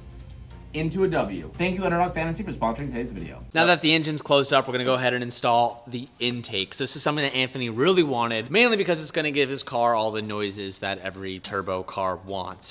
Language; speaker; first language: English; native; English